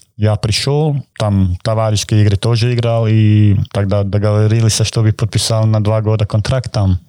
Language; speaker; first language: Russian; non-native, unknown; Croatian